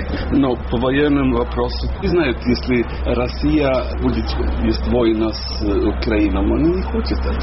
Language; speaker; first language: Ukrainian; non-native, learner; Serbian